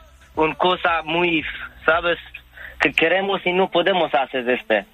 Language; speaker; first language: Spanish; non-native, learner; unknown